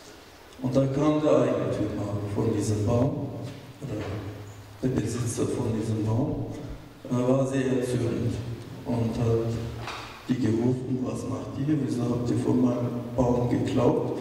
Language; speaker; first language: German; non-native, fluent; Turkish